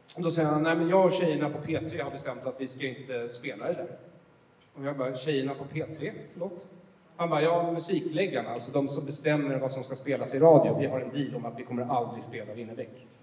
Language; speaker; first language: Swedish; native; Swedish